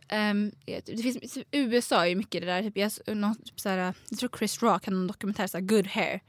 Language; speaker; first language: Swedish; early bilingual, other home language; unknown